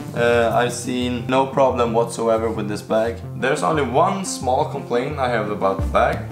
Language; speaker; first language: English; non-native, fluent; Swedish